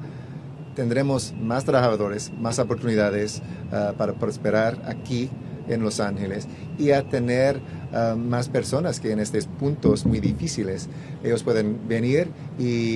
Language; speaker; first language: Spanish; early bilingual, heritage; English